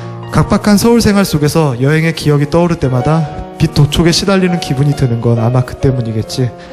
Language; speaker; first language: Korean; native; Korean